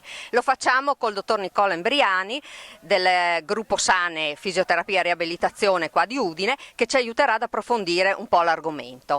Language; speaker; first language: Italian; native; Italian